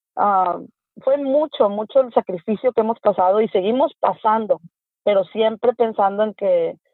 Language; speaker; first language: Spanish; native; Spanish